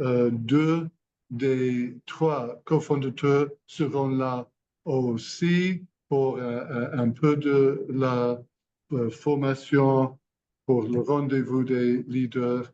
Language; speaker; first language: French; non-native, learner; English